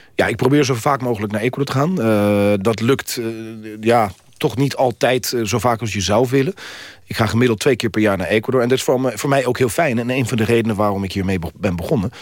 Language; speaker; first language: Dutch; non-native, fluent; Spanish